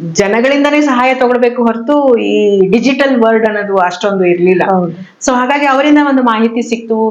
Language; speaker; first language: Kannada; native; Kannada